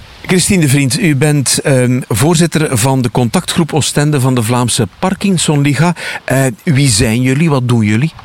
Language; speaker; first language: Dutch; native; Dutch